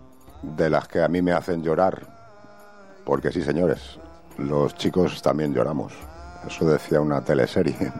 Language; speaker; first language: Spanish; native; Spanish